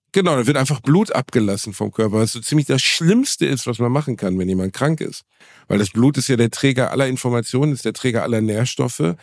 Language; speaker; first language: German; native; German